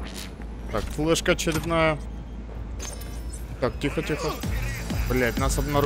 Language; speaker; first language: Russian; native; Russian